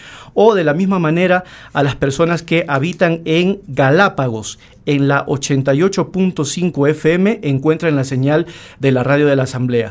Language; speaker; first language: Spanish; native; Spanish